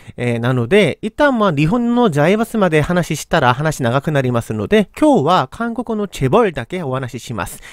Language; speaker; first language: Japanese; non-native, fluent; Korean